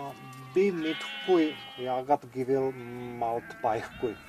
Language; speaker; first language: Mongolian; non-native, learner; Czech